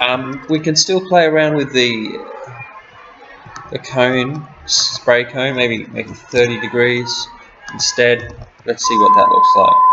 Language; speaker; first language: English; native; English